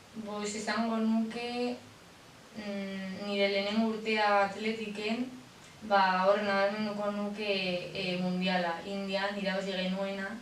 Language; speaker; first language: Basque; non-native, local second language; Spanish